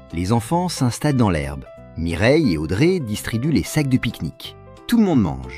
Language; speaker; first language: French; native; French